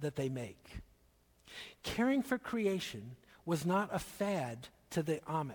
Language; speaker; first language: English; native; English